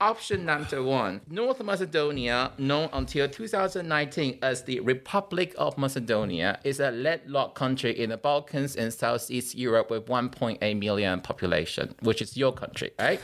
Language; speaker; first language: English; non-native, fluent; Chinese